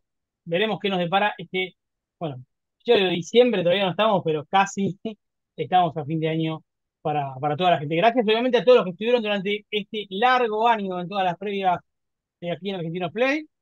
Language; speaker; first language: Spanish; native; Spanish